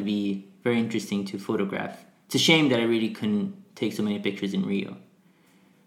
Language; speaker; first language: English; non-native, fluent; Portuguese